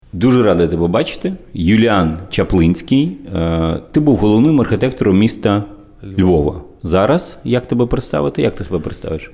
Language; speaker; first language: Ukrainian; native; Ukrainian